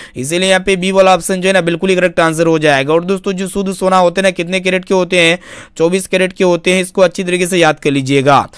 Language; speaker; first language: Hindi; native; Hindi